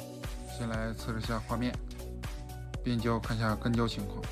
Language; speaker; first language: Chinese; native; Chinese